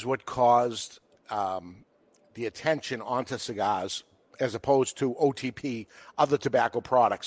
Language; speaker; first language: English; native; English